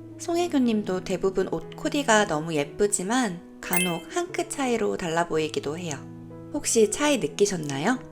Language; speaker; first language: Korean; native; Korean